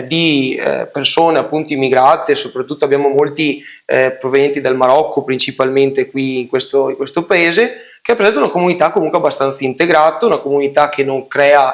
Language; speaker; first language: Italian; native; Italian